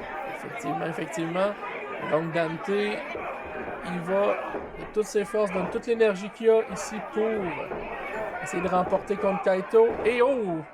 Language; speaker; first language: French; native; French